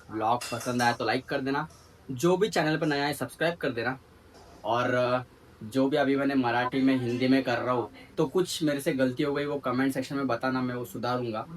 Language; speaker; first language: Hindi; non-native, local second language; Marathi